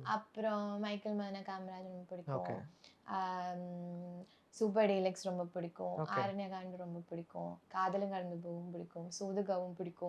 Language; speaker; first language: Tamil; non-native, local second language; Malayalam